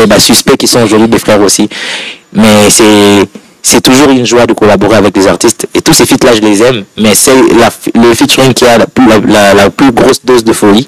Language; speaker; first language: French; non-native, local second language; Lingala